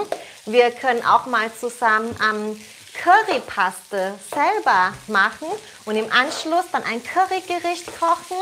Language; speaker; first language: German; native; German